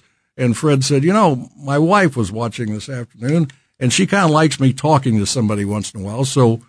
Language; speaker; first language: English; native; English